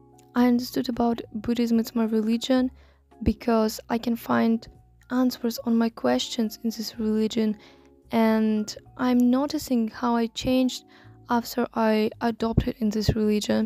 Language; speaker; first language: English; non-native, learner; Russian